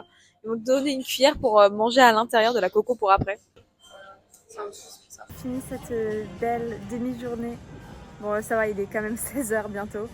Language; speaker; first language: French; native; French